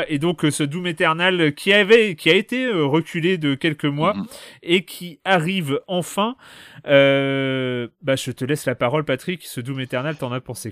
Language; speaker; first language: French; native; French